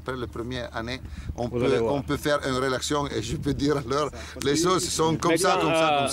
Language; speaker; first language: French; non-native, learner; Italian